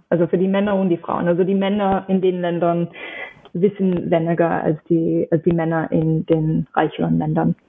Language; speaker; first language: German; non-native, fluent; English